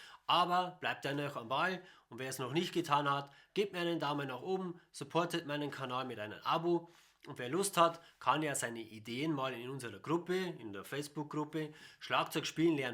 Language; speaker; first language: German; native; German